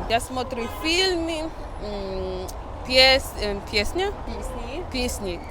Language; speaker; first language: Ukrainian; non-native, learner; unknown